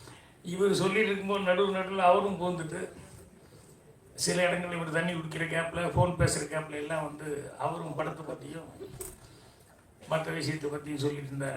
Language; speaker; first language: Tamil; native; Tamil